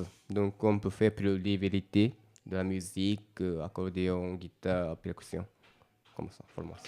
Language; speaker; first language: French; non-native, learner; Japanese